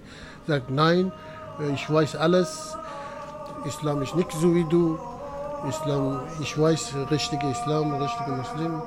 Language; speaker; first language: German; non-native, learner; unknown